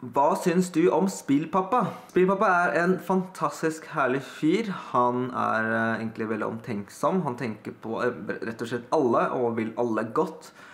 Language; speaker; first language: Norwegian; early bilingual, other home language; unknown